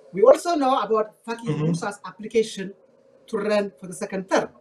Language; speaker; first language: English; non-native, fluent; Amharic